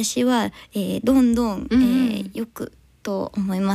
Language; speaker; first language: Japanese; non-native, learner; English